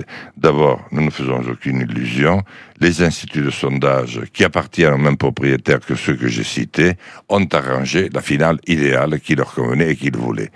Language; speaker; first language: French; native; French